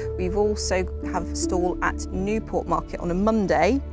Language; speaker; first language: English; native; English